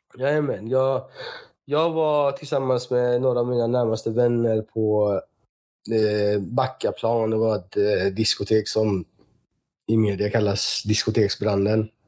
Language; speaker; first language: Swedish; early bilingual, other home language; Persian